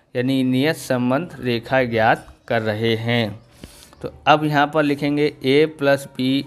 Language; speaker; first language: Hindi; non-native, local second language; Gujarati